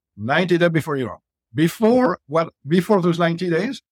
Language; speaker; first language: English; non-native, fluent; French